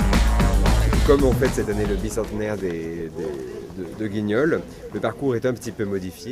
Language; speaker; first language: French; native; French